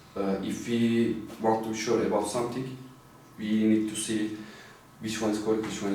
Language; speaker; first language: English; non-native, fluent; Turkish